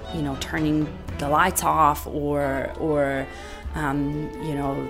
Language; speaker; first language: English; non-native, fluent; Italian